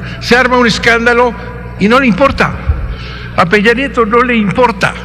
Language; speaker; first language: Spanish; native; Spanish